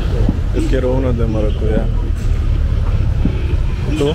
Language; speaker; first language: Spanish; non-native, fluent; Russian